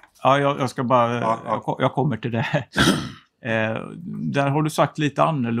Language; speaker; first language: Swedish; native; Swedish